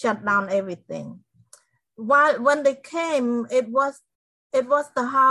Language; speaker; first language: English; non-native, fluent; Khmer